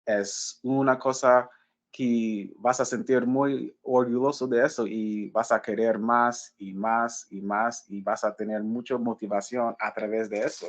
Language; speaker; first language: Spanish; non-native, learner; English